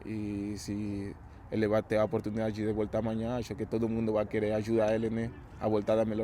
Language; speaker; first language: Portuguese; non-native, fluent; Spanish